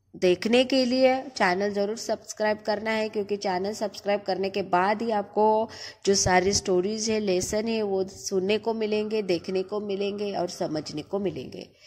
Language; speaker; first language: Hindi; non-native, local second language; Marathi